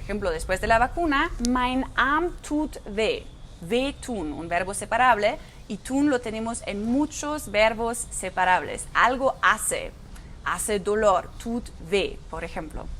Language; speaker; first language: Spanish; non-native, fluent; German